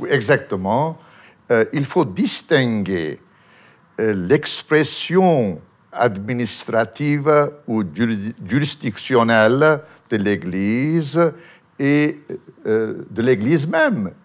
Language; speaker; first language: French; non-native, fluent; Armenian